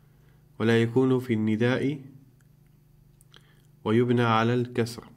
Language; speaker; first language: Arabic; non-native, fluent; Dutch